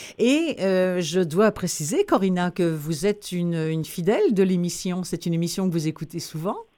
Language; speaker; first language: French; native; French